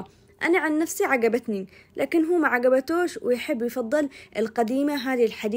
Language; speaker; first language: Arabic; native; Arabic